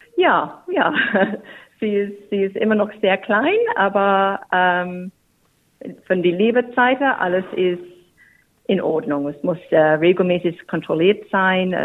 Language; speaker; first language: German; non-native, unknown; English